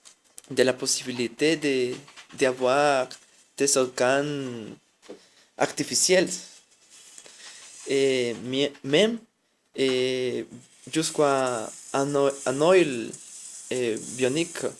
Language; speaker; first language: French; non-native, learner; Spanish